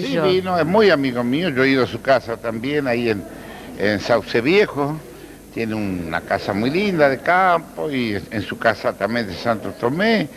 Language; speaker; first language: Spanish; native; Spanish